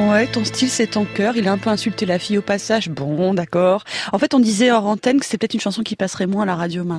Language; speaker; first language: French; native; French